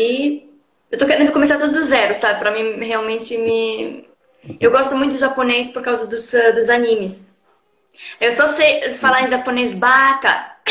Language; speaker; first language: Portuguese; non-native, fluent; Arabic